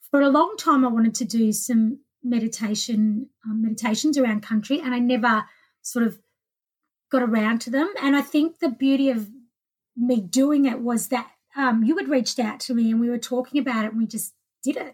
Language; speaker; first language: English; native; English